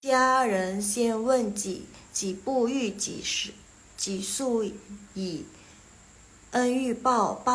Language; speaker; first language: Chinese; non-native, local second language; Indonesian